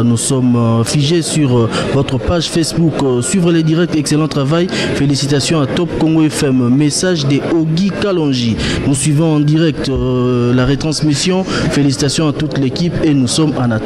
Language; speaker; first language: French; non-native, local second language; Lingala